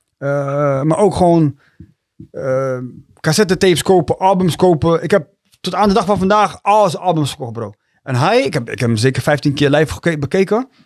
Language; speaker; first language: Dutch; early bilingual, other home language; Tigrinya